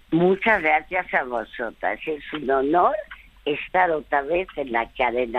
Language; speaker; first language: Spanish; early bilingual, other home language; French